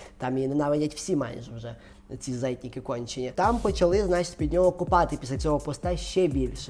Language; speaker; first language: Ukrainian; non-native, local second language; Russian